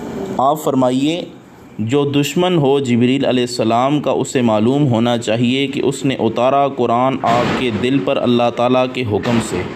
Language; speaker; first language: Urdu; native; Urdu